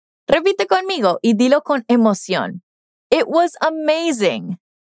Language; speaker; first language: Spanish; non-native, fluent; English